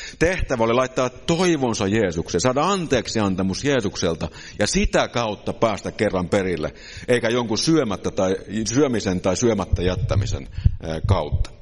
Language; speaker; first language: Finnish; native; Finnish